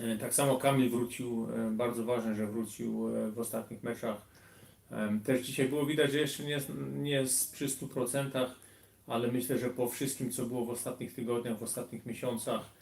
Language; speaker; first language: Polish; early bilingual, heritage; Polish